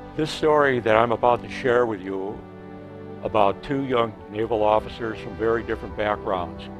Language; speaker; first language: English; native; English